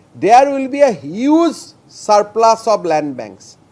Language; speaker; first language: English; non-native, local second language; Assamese